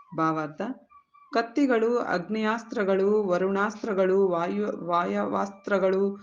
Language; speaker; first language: Kannada; native; Kannada